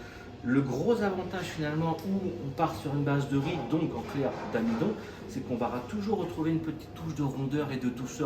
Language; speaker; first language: French; native; French